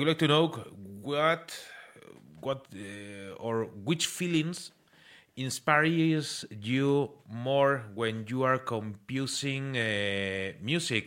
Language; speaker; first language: English; non-native, learner; Spanish